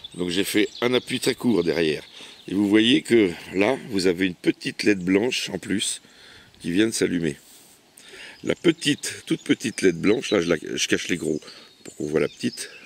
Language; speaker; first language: French; native; French